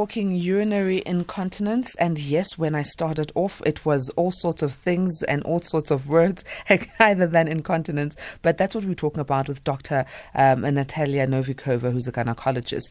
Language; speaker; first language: English; non-native, local second language; Zulu